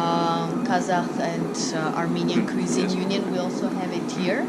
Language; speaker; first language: English; non-native, fluent; Armenian